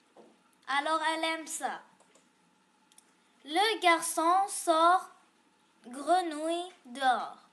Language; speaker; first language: French; non-native, local second language; English